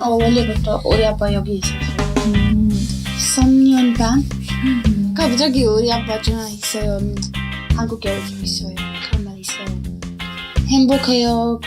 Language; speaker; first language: Korean; non-native, learner; Arabic